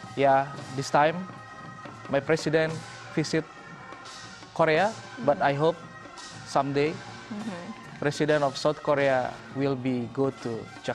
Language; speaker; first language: English; non-native, learner; Indonesian